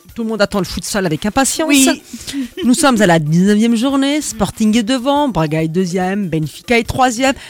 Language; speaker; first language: Portuguese; early bilingual, heritage; Portuguese